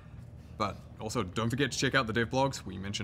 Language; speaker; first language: English; native; English